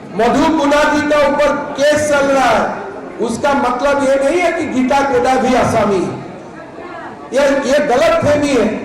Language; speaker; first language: Hindi; non-native, local second language; Assamese